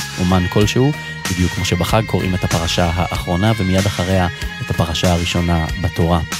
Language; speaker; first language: Hebrew; native; Hebrew